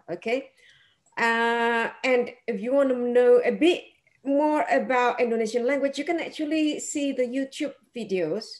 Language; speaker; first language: English; non-native, fluent; Indonesian